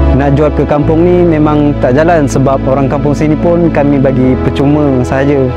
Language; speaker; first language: Malay; non-native, local second language; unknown